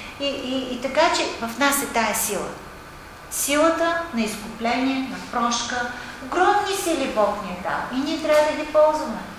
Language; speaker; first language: Bulgarian; native; Bulgarian